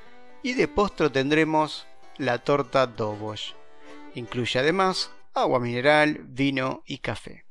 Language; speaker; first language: Spanish; native; Spanish